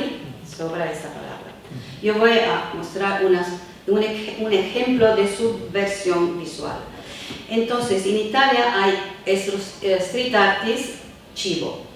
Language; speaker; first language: Spanish; non-native, fluent; Italian